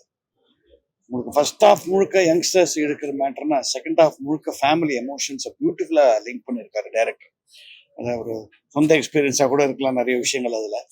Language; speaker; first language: Tamil; native; Tamil